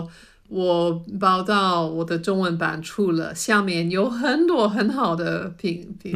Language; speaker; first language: Chinese; non-native, fluent; English